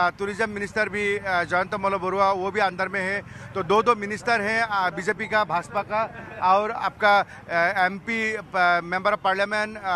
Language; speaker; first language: Hindi; non-native, local second language; Assamese